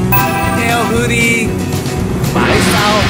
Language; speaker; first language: Vietnamese; non-native, learner; Japanese